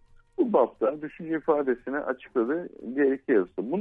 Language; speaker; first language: Turkish; native; Turkish